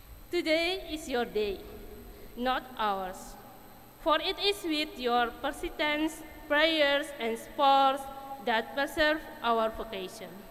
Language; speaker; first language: English; non-native, fluent; Indonesian